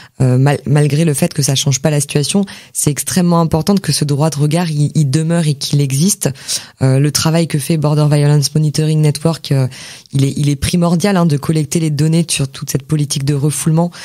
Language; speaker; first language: French; native; French